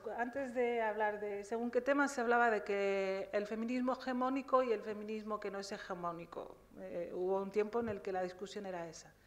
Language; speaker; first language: Spanish; early bilingual, other home language; Riffian